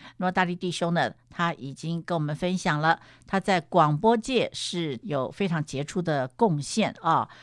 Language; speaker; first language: Chinese; native; Chinese